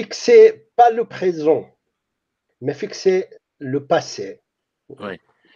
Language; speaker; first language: French; non-native, fluent; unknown